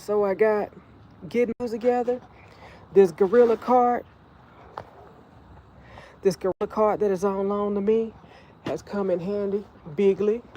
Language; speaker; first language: English; native; English